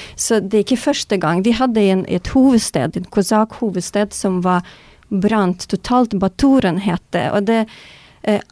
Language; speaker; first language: Norwegian; non-native, fluent; Ukrainian